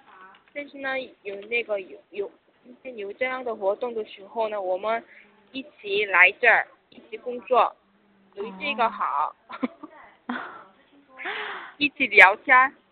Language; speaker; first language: Chinese; non-native, learner; Korean